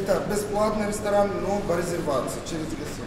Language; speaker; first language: Russian; native; Russian